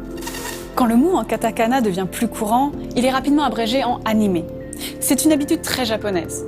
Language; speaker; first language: French; native; French